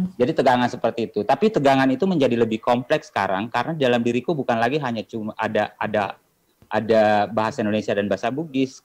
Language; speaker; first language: Indonesian; non-native, local second language; Buginese